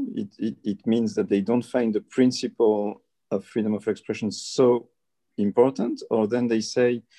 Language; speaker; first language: English; early bilingual, other home language; Spanish